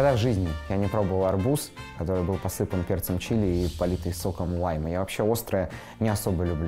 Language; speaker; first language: Russian; native; Russian